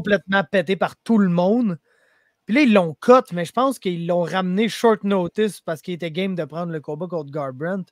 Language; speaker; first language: French; native; French